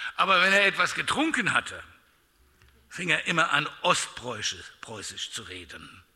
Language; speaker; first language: German; native; German